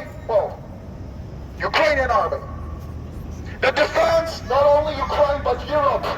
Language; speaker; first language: English; non-native, fluent; Ukrainian